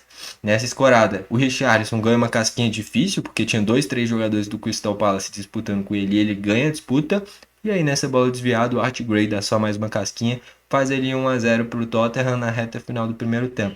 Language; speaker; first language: Portuguese; native; Portuguese